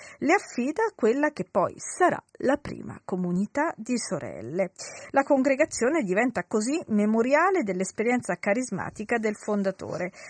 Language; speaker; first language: Italian; native; Italian